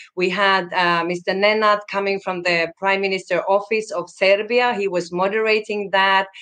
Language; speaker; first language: English; non-native, fluent; Finnish